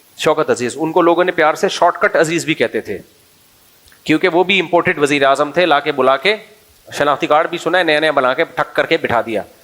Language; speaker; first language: Urdu; native; Urdu